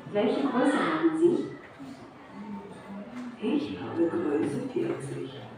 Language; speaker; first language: German; non-native, learner; Indonesian